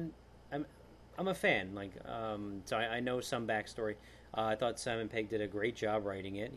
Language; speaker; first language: English; native; English